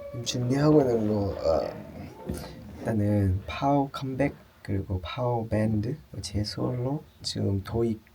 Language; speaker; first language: Korean; non-native, fluent; Thai